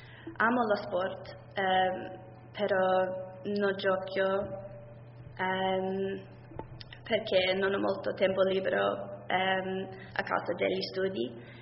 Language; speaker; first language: Italian; non-native, learner; English